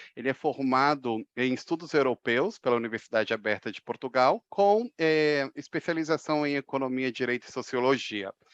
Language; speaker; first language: Portuguese; native; Portuguese